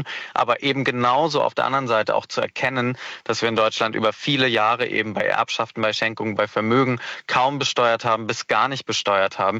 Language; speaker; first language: German; native; German